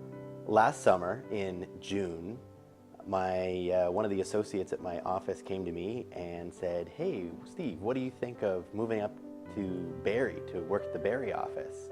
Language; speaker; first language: English; native; English